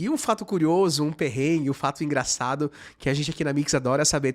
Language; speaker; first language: Portuguese; native; Portuguese